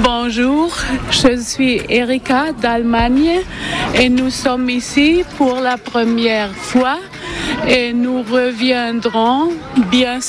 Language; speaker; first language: French; non-native, learner; German